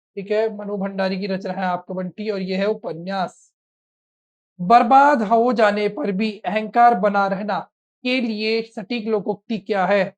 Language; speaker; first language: Hindi; native; Hindi